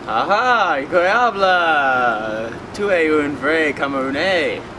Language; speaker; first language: French; non-native, learner; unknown